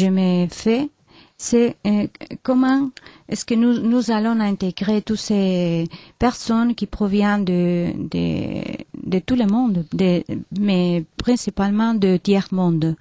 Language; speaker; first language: French; non-native, learner; Spanish